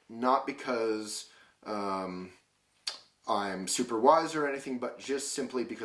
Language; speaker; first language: English; native; English